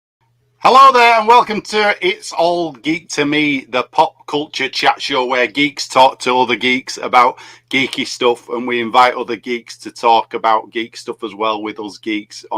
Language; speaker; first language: English; native; English